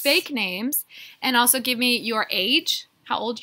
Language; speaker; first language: English; native; English